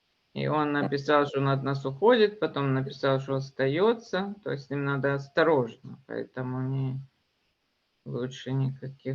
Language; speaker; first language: Russian; native; Russian